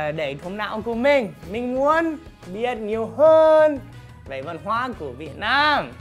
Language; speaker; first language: Vietnamese; non-native, fluent; English